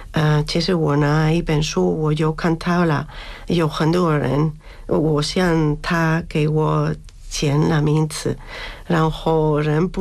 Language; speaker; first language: Chinese; non-native, learner; Spanish